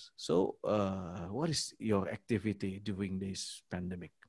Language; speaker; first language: English; non-native, learner; Indonesian